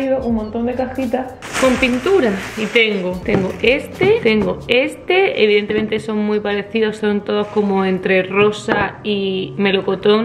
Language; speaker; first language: Spanish; native; Spanish